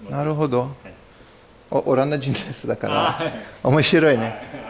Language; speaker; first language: Japanese; non-native, learner; Dutch